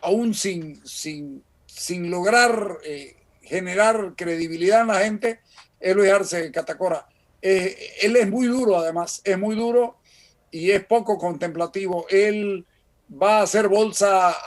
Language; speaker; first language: Spanish; native; Spanish